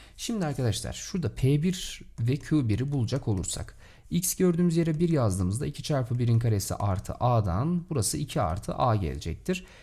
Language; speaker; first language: Turkish; native; Turkish